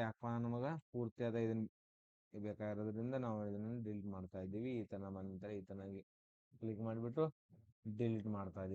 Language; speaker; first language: Kannada; native; Kannada